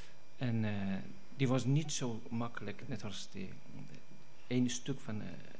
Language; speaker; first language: Dutch; non-native, fluent; Persian